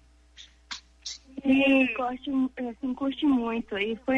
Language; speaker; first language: Portuguese; early bilingual, heritage; English